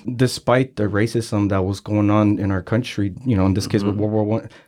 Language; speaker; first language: English; native; English